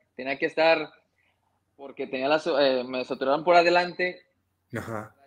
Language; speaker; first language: Spanish; early bilingual, heritage; Spanish